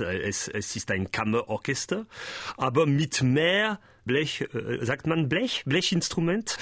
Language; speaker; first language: German; non-native, learner; French